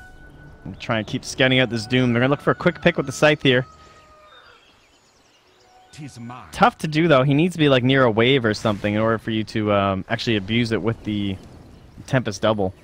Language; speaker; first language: English; native; English